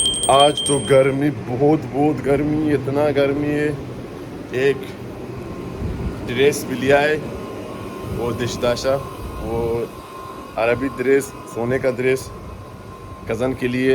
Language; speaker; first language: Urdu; non-native, learner; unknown